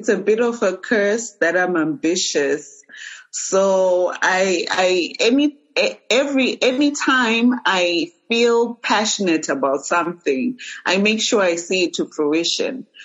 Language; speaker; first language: English; non-native, local second language; Shona